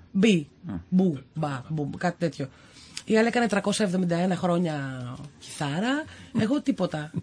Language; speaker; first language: Greek; non-native, local second language; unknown